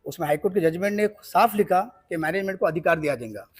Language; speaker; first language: Hindi; non-native, local second language; Marathi